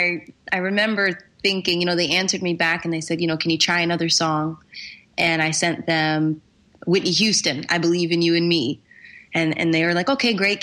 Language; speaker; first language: English; native; English